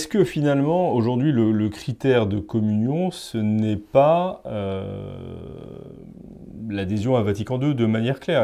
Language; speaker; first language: French; native; French